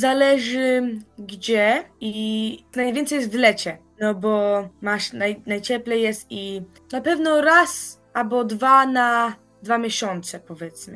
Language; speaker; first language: Polish; early bilingual, heritage; Polish